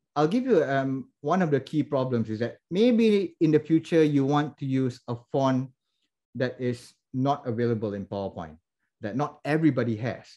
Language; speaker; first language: English; non-native, local second language; Malay